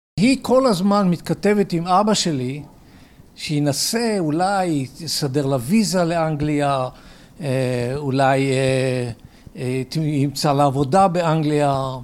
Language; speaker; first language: Hebrew; early bilingual, other home language; English